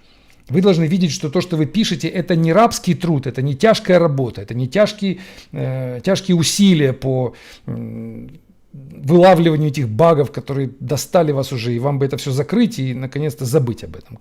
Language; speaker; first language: Russian; native; Russian